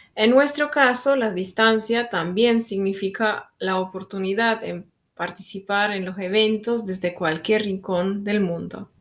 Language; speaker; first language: Spanish; non-native, fluent; Slovenian